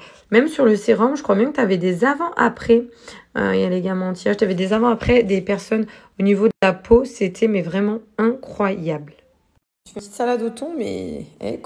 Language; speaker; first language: French; native; French